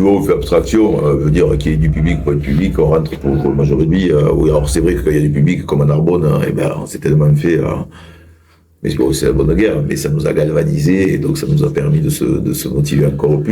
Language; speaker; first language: French; native; French